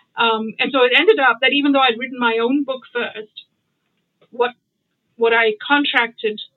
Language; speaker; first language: English; non-native, local second language; Gujarati